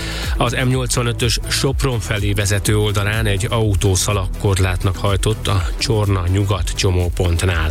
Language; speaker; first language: Hungarian; native; Hungarian